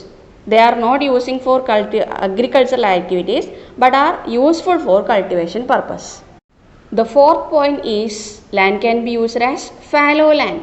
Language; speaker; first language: English; non-native, local second language; Malayalam